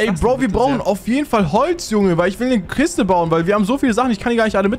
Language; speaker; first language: German; native; German